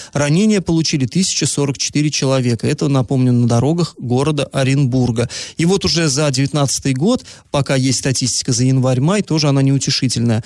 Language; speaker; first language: Russian; native; Russian